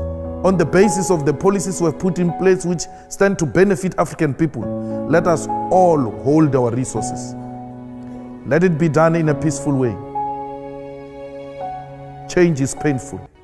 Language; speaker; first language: English; non-native, local second language; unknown